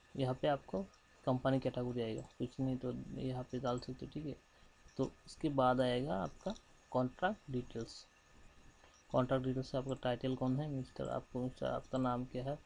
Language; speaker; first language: Hindi; non-native, local second language; Bangla